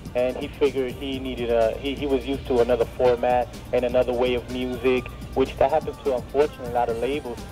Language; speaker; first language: English; native; English